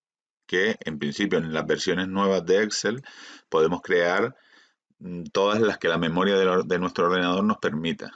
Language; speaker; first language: Spanish; native; Spanish